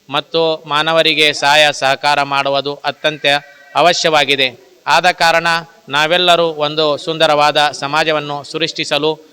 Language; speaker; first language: Kannada; non-native, local second language; Urdu